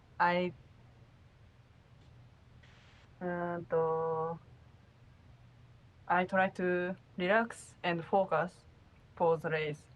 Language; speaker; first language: English; non-native, learner; Japanese